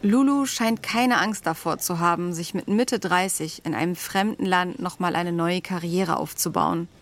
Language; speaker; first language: German; native; German